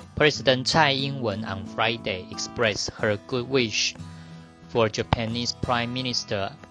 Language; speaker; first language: English; non-native, fluent; Chinese